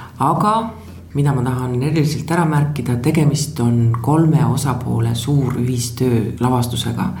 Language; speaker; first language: Estonian; native; Estonian